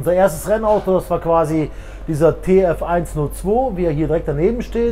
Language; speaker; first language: German; native; German